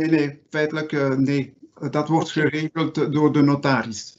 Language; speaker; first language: Dutch; non-native, local second language; French